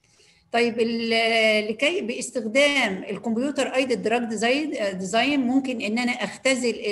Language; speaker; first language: Arabic; native; Arabic